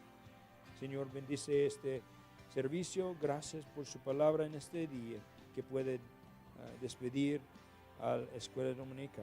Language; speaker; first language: Spanish; non-native, learner; English